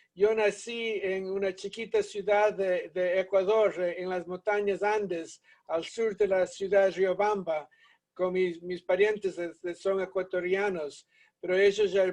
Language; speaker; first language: Spanish; early bilingual, heritage; Spanish